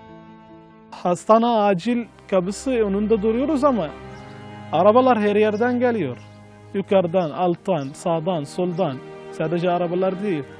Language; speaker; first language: Turkish; non-native, fluent; Arabic